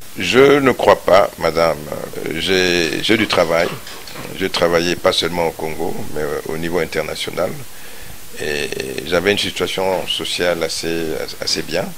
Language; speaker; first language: French; non-native, local second language; Lingala